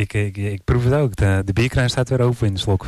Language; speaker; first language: Dutch; native; Dutch